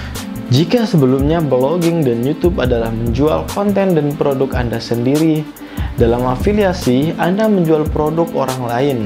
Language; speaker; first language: Indonesian; native; Indonesian